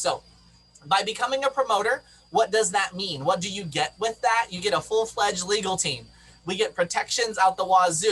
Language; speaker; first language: English; native; English